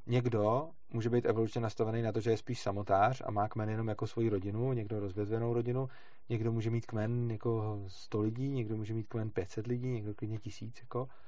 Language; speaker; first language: Czech; native; Czech